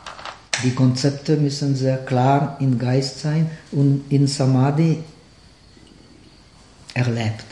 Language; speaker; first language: German; non-native, fluent; Czech